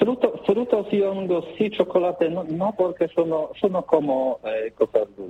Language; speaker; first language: Spanish; non-native, learner; Polish